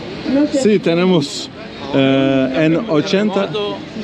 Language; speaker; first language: Spanish; non-native, learner; Turkish